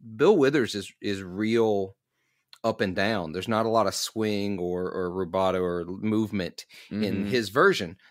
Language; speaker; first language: English; native; English